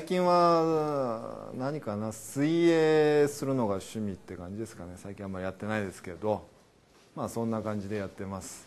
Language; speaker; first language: Japanese; native; Japanese